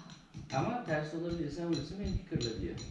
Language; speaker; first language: Turkish; native; Turkish